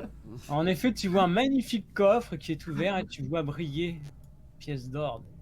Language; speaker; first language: French; native; French